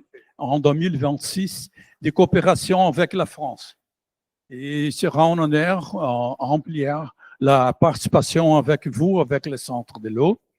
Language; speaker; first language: French; non-native, learner; Portuguese